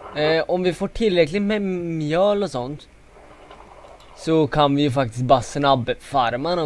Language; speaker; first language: Swedish; native; Swedish